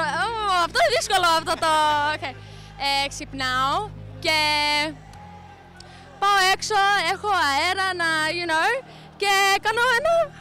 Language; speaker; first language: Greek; early bilingual, heritage; English